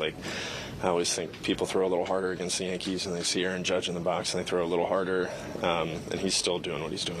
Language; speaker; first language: English; native; English